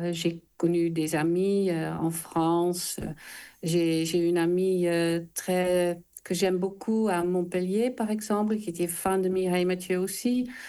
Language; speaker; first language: French; non-native, fluent; Dutch